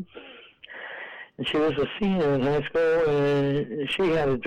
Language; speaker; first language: English; native; English